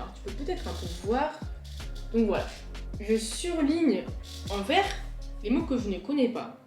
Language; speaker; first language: French; native; French